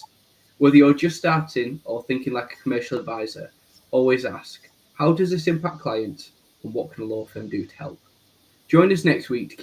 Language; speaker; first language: English; native; English